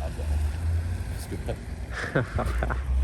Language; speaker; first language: French; native; French